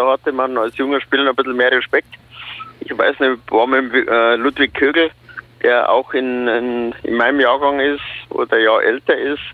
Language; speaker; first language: German; native; German